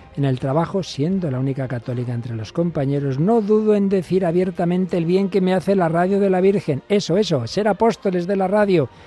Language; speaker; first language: Spanish; native; Spanish